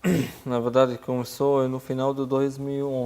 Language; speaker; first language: Portuguese; non-native, fluent; Arabic